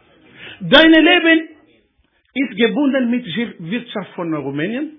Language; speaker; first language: German; non-native, learner; Romanian